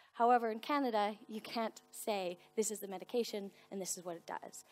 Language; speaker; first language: English; native; English